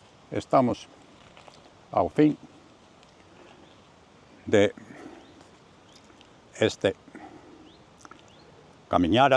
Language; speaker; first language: Portuguese; non-native, learner; Finnish